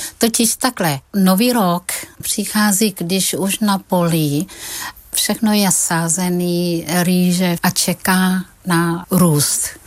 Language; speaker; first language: Czech; non-native, fluent; Vietnamese